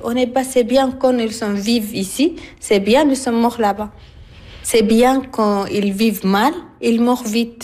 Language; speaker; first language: French; non-native, learner; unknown